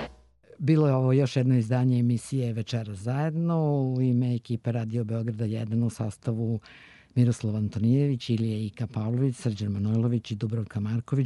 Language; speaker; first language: Serbian; native; Serbian